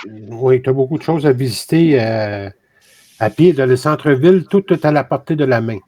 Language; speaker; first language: French; native; French